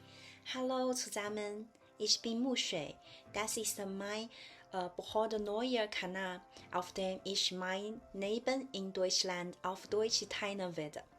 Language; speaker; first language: German; non-native, learner; Chinese